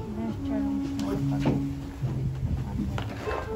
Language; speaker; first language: Korean; non-native, learner; Ukrainian